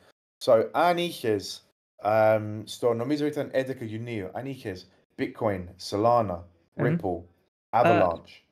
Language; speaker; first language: Greek; early bilingual, heritage; English